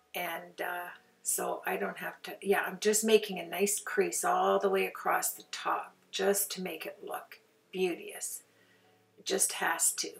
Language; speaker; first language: English; native; English